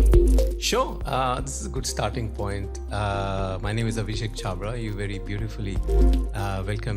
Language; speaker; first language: English; non-native, local second language; Punjabi